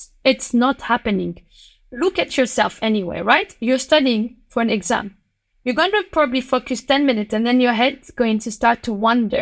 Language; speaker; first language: English; non-native, fluent; French